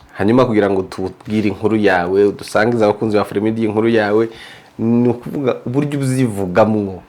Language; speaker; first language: Kinyarwanda; native; Kinyarwanda